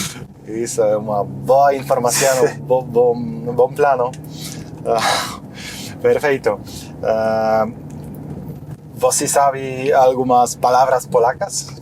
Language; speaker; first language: Portuguese; non-native, fluent; Polish